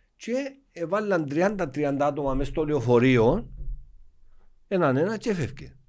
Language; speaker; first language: Greek; native; Greek